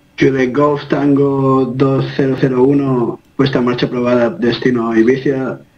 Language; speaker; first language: Spanish; native; Spanish